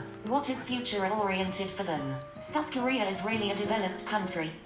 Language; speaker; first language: English; non-native, fluent; Japanese